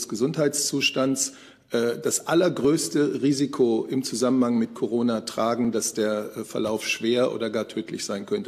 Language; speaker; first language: German; native; German